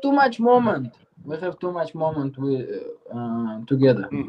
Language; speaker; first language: English; non-native, learner; Uzbek